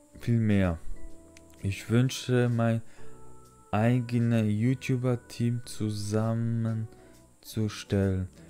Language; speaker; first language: German; non-native, learner; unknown